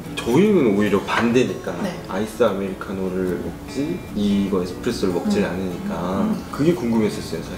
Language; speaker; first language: Korean; native; Korean